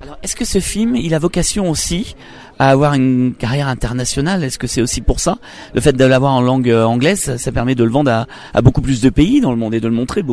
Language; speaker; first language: French; native; French